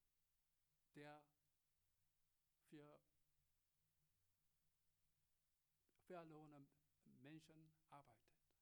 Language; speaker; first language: German; non-native, learner; Korean